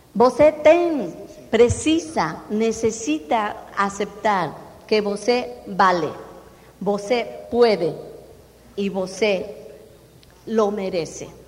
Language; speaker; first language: Spanish; non-native, fluent; Portuguese